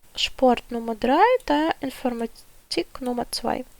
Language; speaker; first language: German; non-native, fluent; Ukrainian